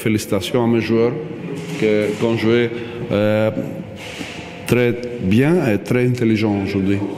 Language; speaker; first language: French; non-native, fluent; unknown